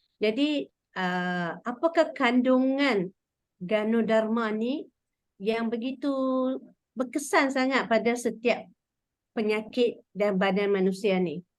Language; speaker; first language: Malay; native; Malay